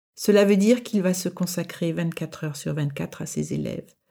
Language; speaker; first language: French; native; French